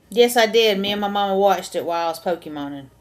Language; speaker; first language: English; native; English